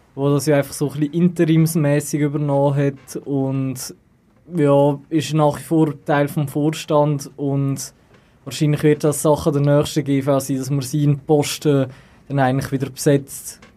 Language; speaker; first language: German; native; German